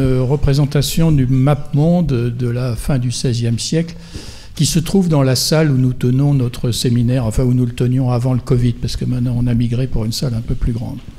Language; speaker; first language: French; native; French